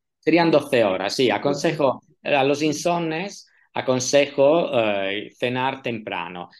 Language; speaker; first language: Spanish; non-native, fluent; Italian